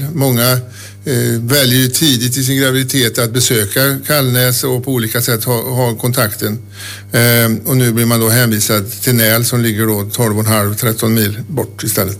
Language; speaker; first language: Swedish; native; Swedish